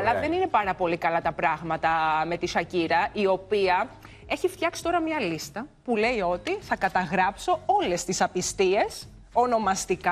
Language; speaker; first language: Greek; native; Greek